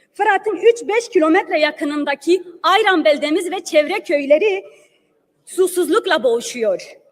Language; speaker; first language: Turkish; non-native, local second language; Kurdish